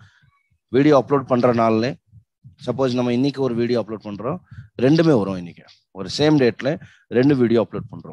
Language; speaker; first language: Tamil; non-native, local second language; Hindi